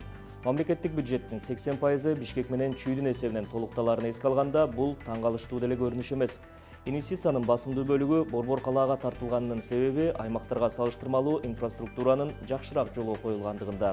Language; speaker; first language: Kyrgyz; native; Kyrgyz